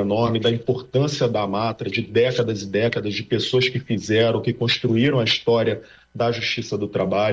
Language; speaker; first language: Portuguese; native; Portuguese